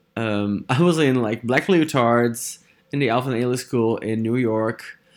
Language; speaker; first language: English; non-native, fluent; Dutch